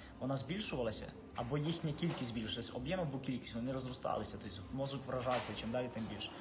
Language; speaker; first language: Ukrainian; native; Ukrainian